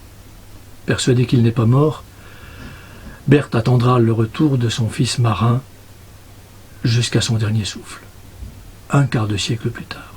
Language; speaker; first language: French; native; French